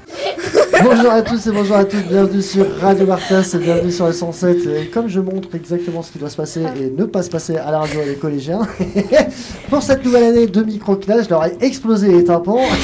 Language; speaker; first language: French; native; French